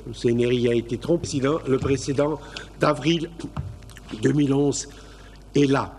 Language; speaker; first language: French; native; French